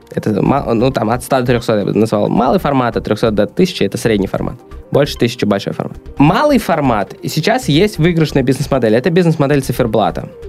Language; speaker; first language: Russian; native; Russian